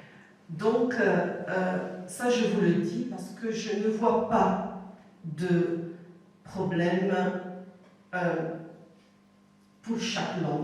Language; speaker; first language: French; non-native, fluent; Italian